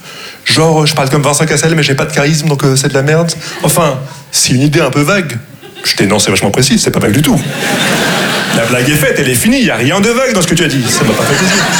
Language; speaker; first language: French; non-native, local second language; Arabic